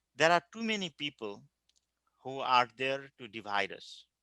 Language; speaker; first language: English; non-native, local second language; Nepali